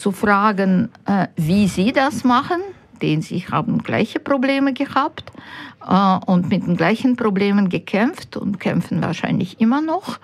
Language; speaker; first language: German; non-native, fluent; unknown